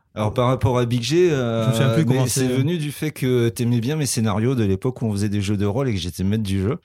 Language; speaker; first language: French; native; French